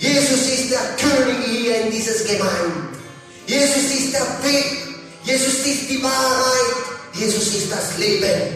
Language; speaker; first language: German; non-native, learner; Italian